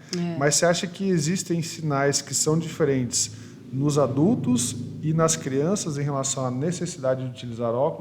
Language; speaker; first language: Portuguese; native; Portuguese